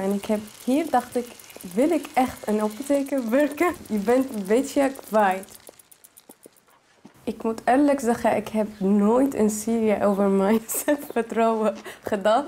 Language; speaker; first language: Dutch; non-native, fluent; Arabic